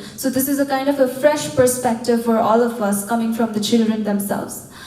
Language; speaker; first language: English; non-native, local second language; Nepali